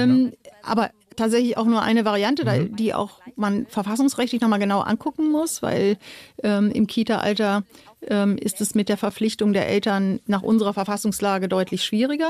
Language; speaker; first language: German; native; German